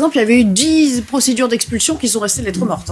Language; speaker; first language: French; native; French